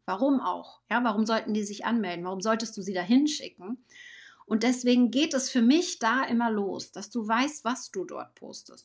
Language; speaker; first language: German; native; German